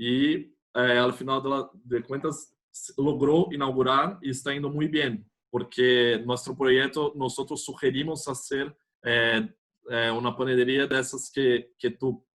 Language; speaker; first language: Spanish; non-native, fluent; Portuguese